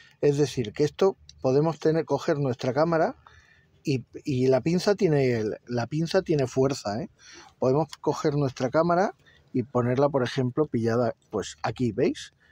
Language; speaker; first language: Spanish; native; Spanish